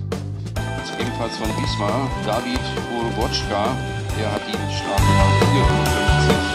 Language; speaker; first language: German; native; German